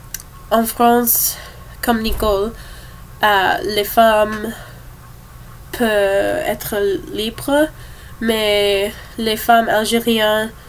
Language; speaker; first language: French; non-native, learner; English